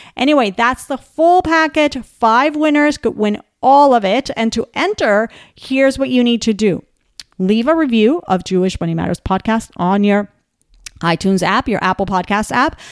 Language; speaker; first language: English; non-native, fluent; Spanish